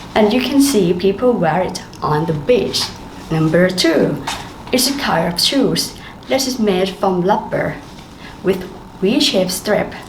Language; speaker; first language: English; non-native, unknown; Thai